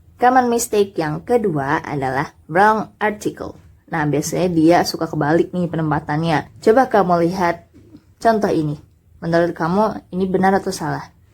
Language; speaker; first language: Indonesian; native; Indonesian